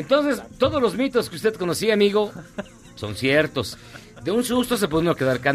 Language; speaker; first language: Spanish; native; Spanish